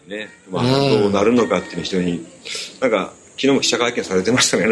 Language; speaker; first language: Japanese; native; Japanese